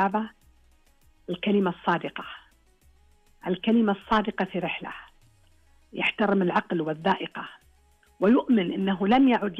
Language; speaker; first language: Arabic; native; Arabic